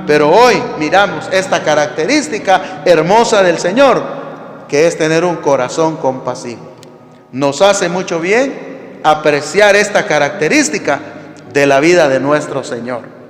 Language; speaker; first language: Spanish; native; Spanish